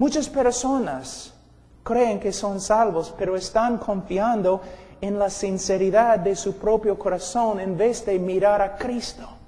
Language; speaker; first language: Spanish; non-native, fluent; English